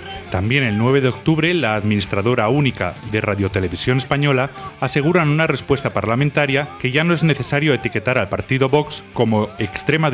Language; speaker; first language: Spanish; native; Spanish